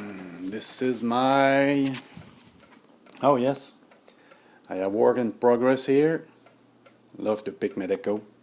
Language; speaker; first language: English; non-native, learner; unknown